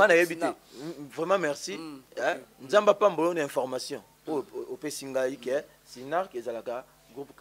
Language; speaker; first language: French; non-native, local second language; Lingala